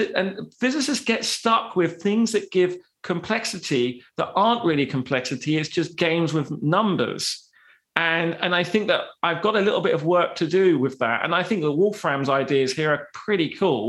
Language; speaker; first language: English; native; English